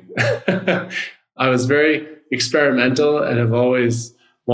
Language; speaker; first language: English; native; English